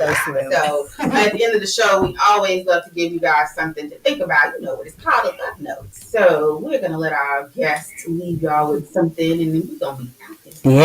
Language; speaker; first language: English; native; English